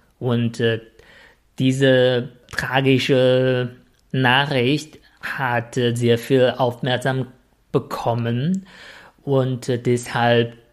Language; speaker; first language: German; non-native, fluent; Chinese